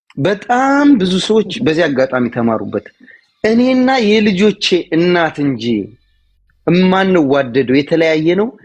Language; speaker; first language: Amharic; native; Amharic